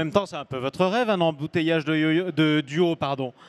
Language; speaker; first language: French; native; French